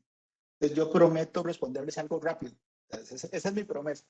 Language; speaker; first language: Spanish; native; Spanish